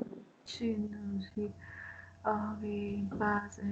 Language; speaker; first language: English; non-native, learner; Spanish